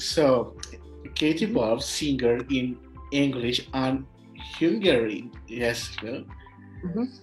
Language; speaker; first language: English; non-native, learner; Spanish